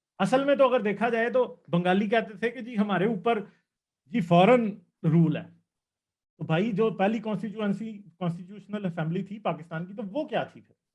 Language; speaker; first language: Urdu; non-native, local second language; Punjabi